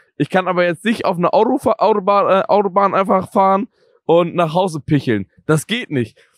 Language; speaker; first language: German; native; German